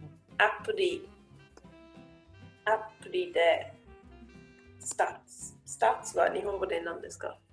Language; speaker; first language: Japanese; non-native, learner; English